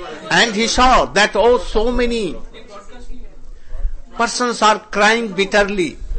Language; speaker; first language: English; non-native, local second language; Hindi